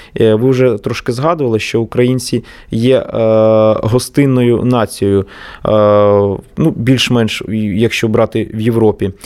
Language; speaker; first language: Ukrainian; native; Ukrainian